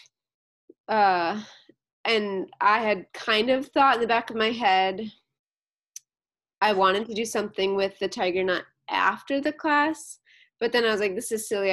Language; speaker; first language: English; native; English